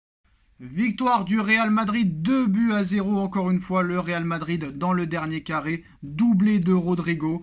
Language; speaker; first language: French; native; French